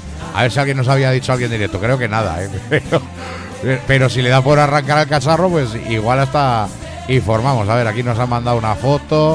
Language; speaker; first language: Spanish; native; Spanish